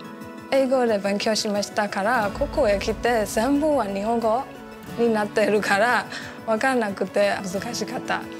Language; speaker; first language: Japanese; non-native, fluent; Burmese